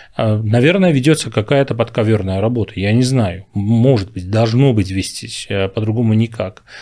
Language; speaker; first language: Russian; non-native, local second language; Armenian